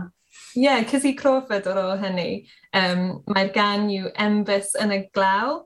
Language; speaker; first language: Welsh; non-native, learner; English